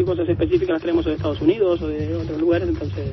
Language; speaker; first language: Spanish; native; Spanish